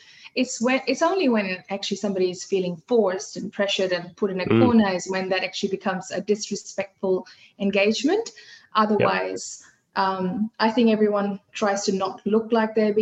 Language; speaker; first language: English; non-native, fluent; Hindi